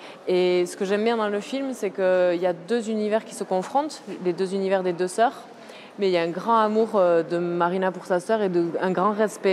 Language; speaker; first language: French; native; French